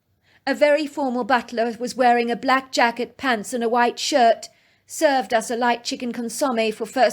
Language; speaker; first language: English; native; English